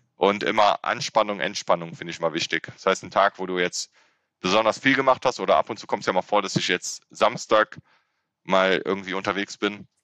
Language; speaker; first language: German; native; German